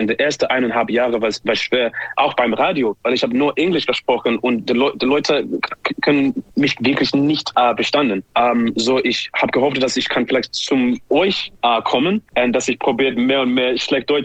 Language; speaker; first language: German; non-native, learner; English